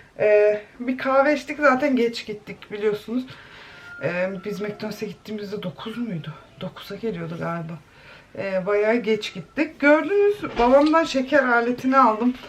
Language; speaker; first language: Turkish; early bilingual, heritage; Turkish